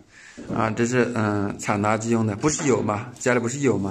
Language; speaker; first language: Chinese; native; Chinese